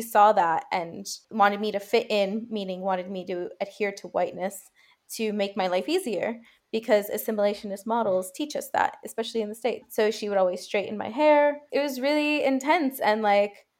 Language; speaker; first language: English; native; English